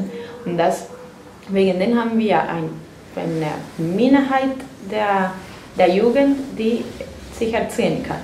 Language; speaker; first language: German; non-native, fluent; Spanish